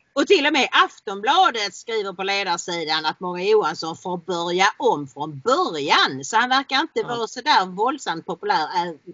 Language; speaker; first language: Swedish; native; Swedish